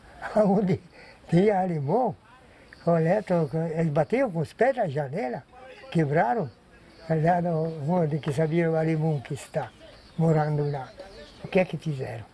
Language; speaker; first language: Portuguese; non-native, local second language; Polish